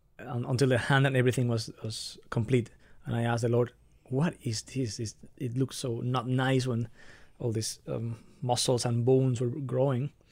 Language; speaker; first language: English; non-native, fluent; Spanish